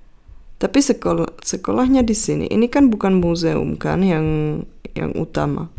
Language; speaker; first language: Indonesian; non-native, fluent; Czech